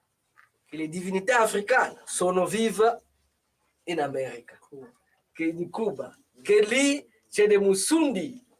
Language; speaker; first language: Italian; non-native, fluent; French